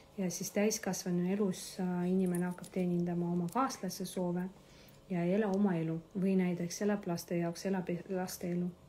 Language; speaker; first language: Estonian; non-native, local second language; Russian